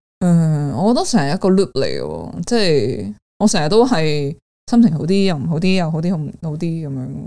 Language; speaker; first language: Cantonese; native; Cantonese